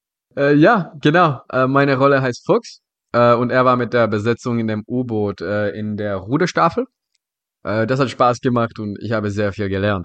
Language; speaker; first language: German; non-native, fluent; Czech